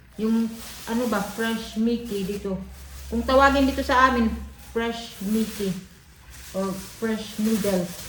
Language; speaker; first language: Filipino; non-native, local second language; Cebuano